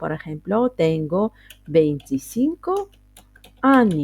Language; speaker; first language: Spanish; non-native, fluent; Arabic